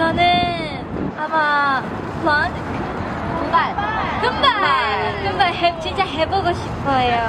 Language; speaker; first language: Korean; non-native, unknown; Filipino